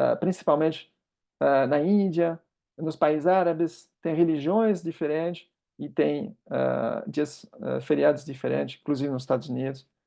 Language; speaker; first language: Portuguese; non-native, fluent; French